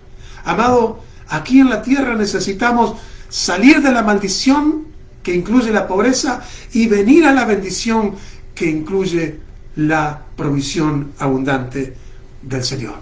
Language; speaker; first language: Spanish; native; Spanish